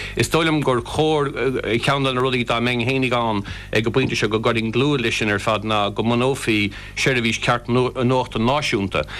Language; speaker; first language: Irish; native; Irish